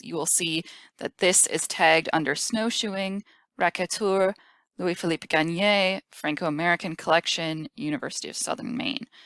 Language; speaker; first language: English; native; English